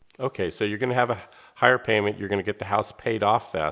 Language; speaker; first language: English; native; English